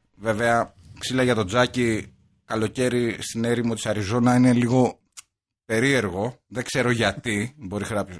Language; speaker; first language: Greek; native; Greek